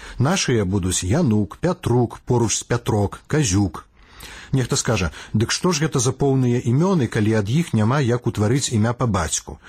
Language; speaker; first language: Belarusian; native; Belarusian